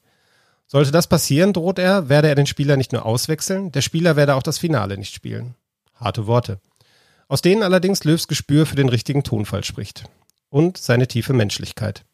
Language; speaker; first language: German; native; German